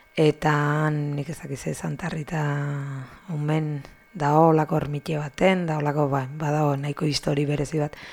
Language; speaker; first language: Basque; native; Basque